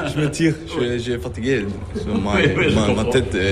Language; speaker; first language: French; non-native, learner; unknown